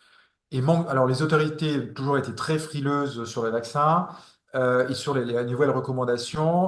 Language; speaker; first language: French; native; French